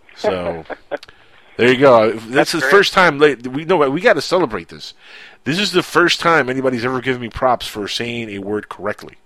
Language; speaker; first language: English; non-native, fluent; Spanish